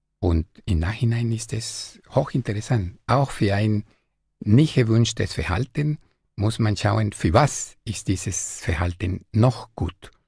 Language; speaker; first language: German; non-native, fluent; Spanish